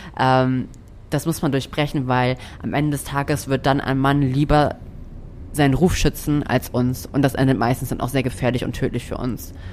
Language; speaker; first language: German; native; German